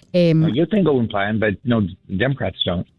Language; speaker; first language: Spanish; non-native, learner; English